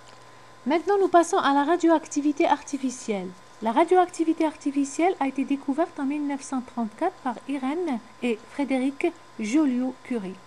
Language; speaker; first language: French; non-native, local second language; Arabic